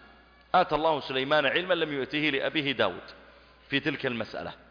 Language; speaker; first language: Arabic; native; Arabic